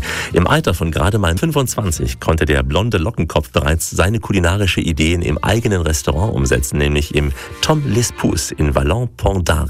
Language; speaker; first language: German; native; German